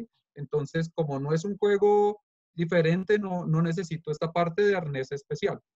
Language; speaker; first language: Spanish; native; Spanish